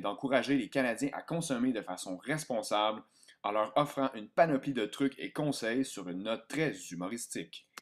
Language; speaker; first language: French; native; French